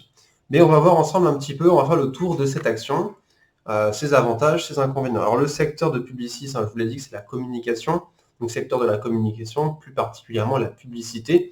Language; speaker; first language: French; native; French